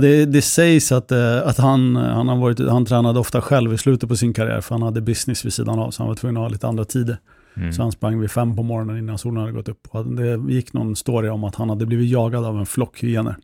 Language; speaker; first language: Swedish; native; Swedish